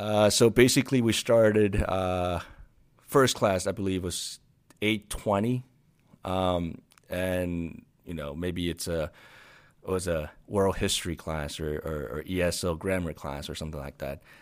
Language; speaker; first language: English; non-native, fluent; Chinese